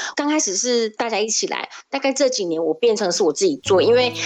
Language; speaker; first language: Chinese; native; Chinese